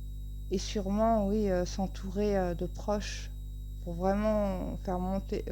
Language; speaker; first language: French; native; French